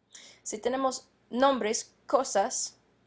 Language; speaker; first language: Spanish; non-native, fluent; English